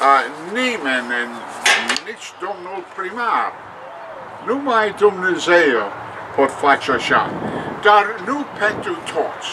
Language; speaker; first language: Romanian; non-native, learner; English